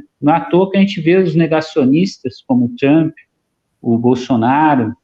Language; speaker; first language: Portuguese; native; Portuguese